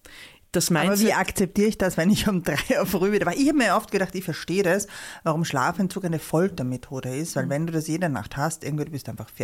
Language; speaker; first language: German; native; German